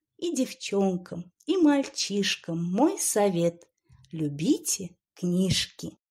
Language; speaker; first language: Russian; non-native, local second language; Azerbaijani